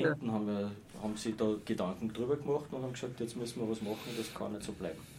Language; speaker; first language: German; native; German